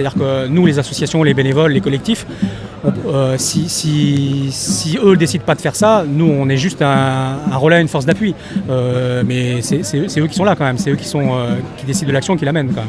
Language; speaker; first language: French; native; French